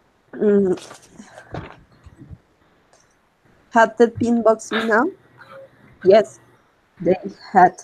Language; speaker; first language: English; non-native, learner; Spanish